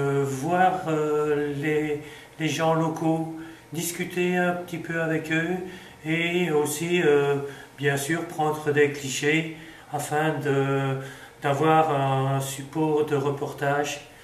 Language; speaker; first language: French; non-native, local second language; Dutch